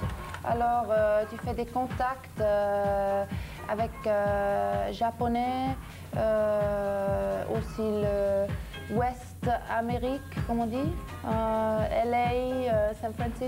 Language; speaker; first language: French; non-native, local second language; German